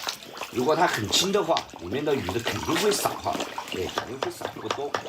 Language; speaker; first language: Chinese; native; Chinese